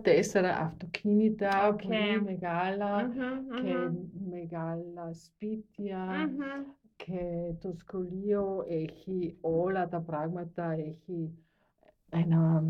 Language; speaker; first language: Greek; non-native, learner; German